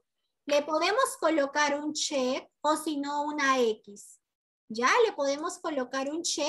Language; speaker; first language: Spanish; native; Spanish